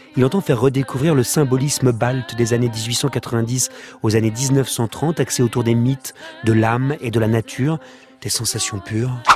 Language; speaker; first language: French; native; French